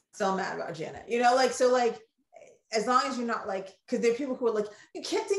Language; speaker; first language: English; native; English